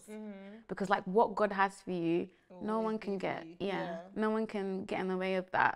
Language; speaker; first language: English; native; English